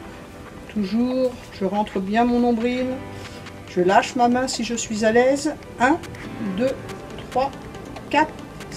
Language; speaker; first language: French; native; French